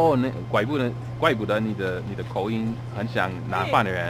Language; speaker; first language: Chinese; non-native, fluent; English